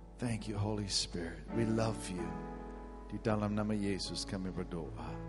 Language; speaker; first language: Indonesian; non-native, fluent; English